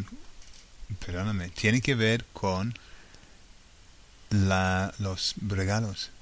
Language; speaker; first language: Spanish; non-native, fluent; English